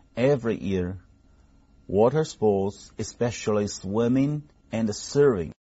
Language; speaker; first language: English; non-native, fluent; Chinese